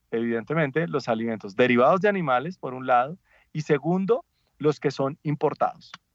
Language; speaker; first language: Spanish; native; Spanish